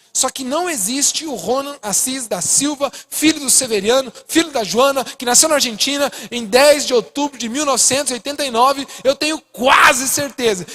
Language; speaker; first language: Portuguese; early bilingual, other home language; Spanish